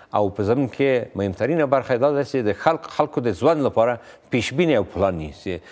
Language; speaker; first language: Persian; non-native, local second language; Pashto